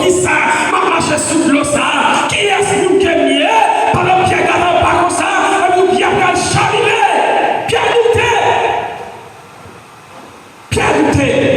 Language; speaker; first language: French; non-native, local second language; Haitian Creole